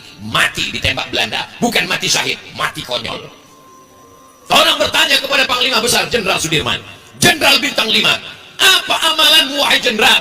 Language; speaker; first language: Indonesian; native; Indonesian